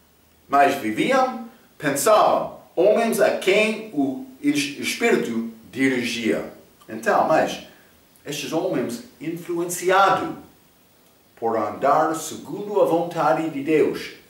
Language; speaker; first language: Portuguese; non-native, fluent; English